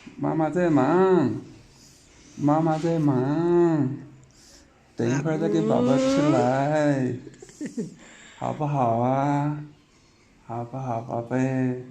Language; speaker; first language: Chinese; native; Chinese